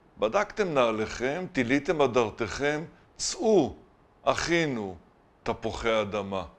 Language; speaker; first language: Hebrew; native; Hebrew